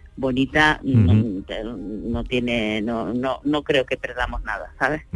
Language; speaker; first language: Spanish; native; Spanish